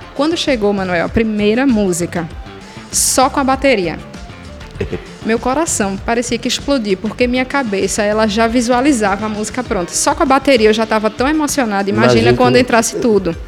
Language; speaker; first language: Portuguese; native; Portuguese